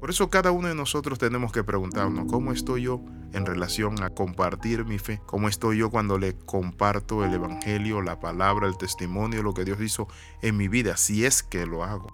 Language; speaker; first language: Spanish; native; Spanish